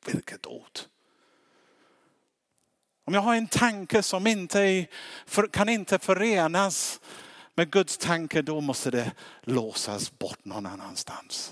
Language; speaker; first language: Swedish; non-native, fluent; English